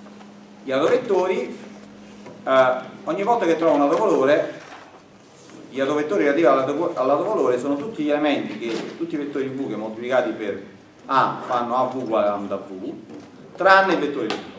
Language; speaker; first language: Italian; native; Italian